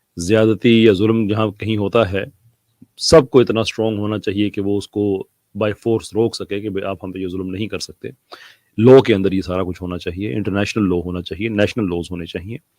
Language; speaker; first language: Urdu; non-native, local second language; Punjabi